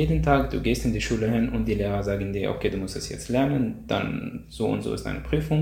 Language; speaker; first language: German; non-native, fluent; Arabic